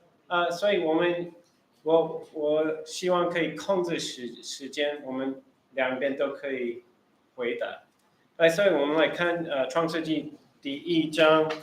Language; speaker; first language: Chinese; early bilingual, heritage; Chinese